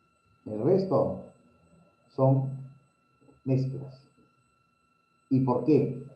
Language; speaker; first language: Spanish; native; Spanish